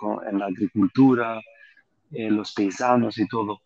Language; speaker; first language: Spanish; non-native, fluent; Greek